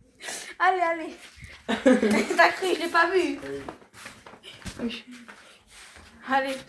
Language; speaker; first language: French; native; French